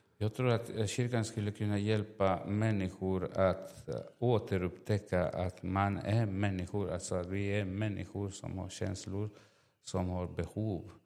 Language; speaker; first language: Swedish; non-native, fluent; Spanish